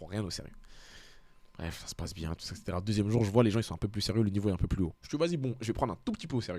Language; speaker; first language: French; native; French